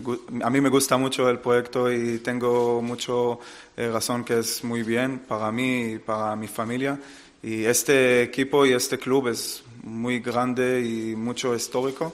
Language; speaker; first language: Spanish; non-native, learner; Hebrew